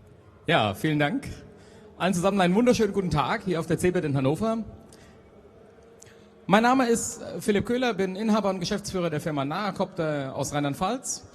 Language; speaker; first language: German; native; German